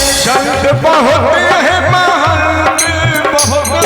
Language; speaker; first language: Hindi; native; Hindi